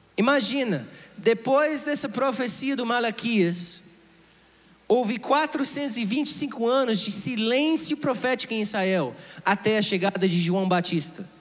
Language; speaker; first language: Portuguese; non-native, fluent; English